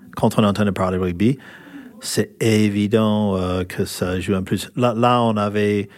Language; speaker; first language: French; non-native, fluent; English